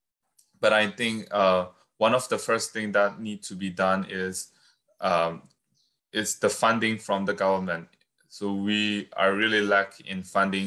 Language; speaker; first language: English; non-native, fluent; Burmese